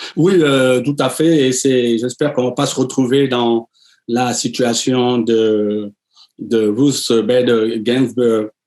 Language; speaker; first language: French; native; French